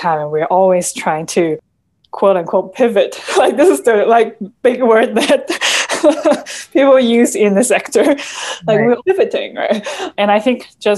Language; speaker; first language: English; non-native, local second language; Cantonese